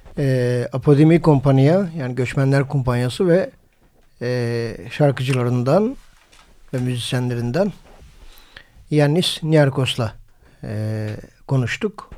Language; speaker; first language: Turkish; native; Turkish